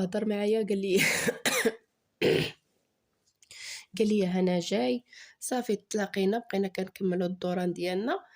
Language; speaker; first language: Arabic; native; Arabic